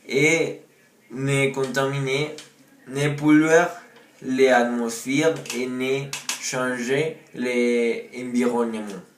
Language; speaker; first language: French; non-native, learner; Spanish